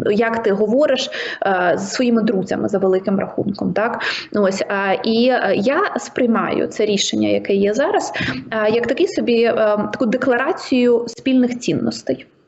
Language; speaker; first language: Ukrainian; native; Ukrainian